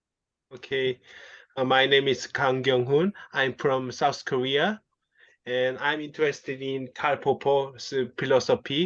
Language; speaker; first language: English; non-native, local second language; Korean